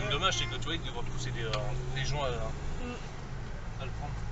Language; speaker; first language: French; native; French